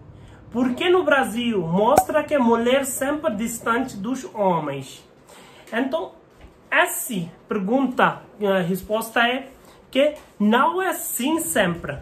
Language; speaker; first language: Portuguese; non-native, learner; Hindi